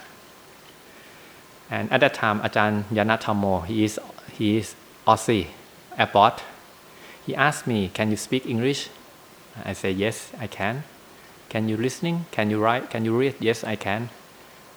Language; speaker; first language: English; non-native, learner; Thai